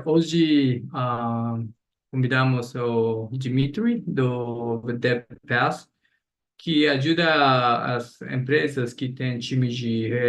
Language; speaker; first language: Portuguese; non-native, fluent; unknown